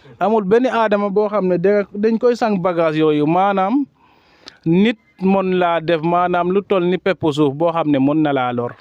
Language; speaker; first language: Wolof; non-native, local second language; Serer